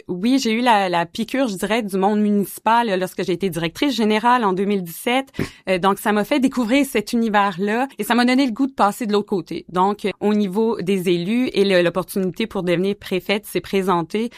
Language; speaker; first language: French; native; French